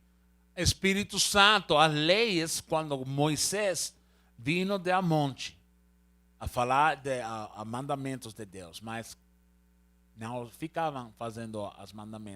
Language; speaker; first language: Portuguese; non-native, learner; Spanish